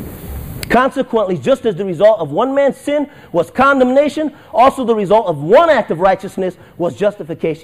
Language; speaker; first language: English; native; English